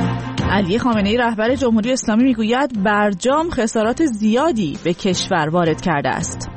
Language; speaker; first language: Persian; native; Persian